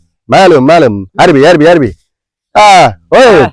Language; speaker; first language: Arabic; non-native, learner; Bangla